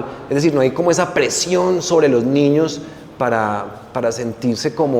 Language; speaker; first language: Spanish; native; Spanish